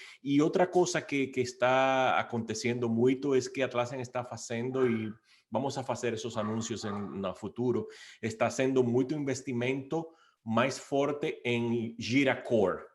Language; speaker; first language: Spanish; non-native, learner; Portuguese